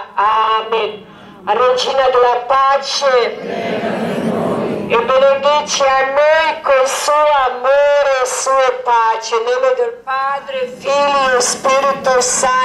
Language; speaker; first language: Italian; non-native, learner; Croatian